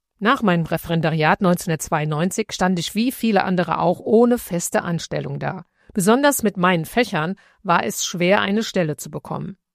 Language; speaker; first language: German; early bilingual, other home language; Italian